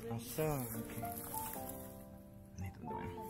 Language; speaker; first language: German; non-native, fluent; Indonesian